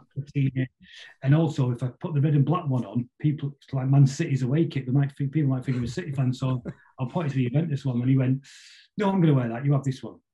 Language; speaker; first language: English; native; English